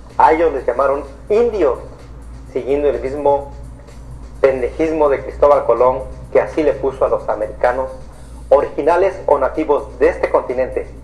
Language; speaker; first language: Spanish; native; Spanish